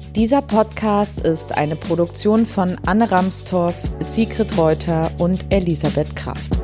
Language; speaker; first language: German; native; German